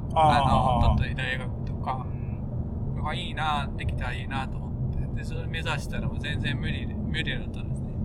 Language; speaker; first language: Japanese; non-native, fluent; Dutch